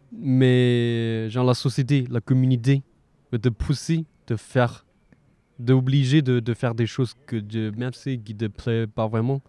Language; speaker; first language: French; non-native, fluent; Chinese